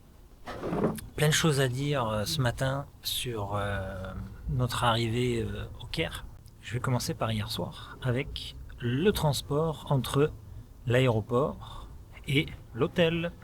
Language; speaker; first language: French; native; French